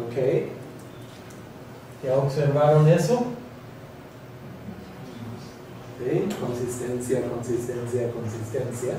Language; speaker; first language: Portuguese; non-native, learner; English